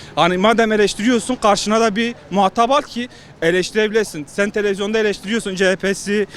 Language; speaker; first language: Turkish; native; Turkish